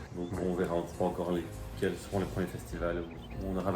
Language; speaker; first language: French; native; French